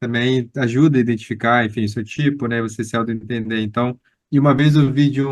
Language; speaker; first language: Portuguese; native; Portuguese